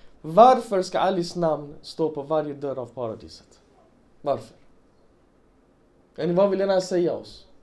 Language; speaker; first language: Swedish; early bilingual, other home language; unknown